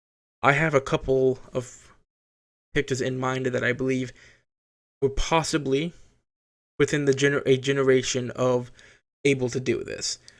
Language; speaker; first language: English; native; English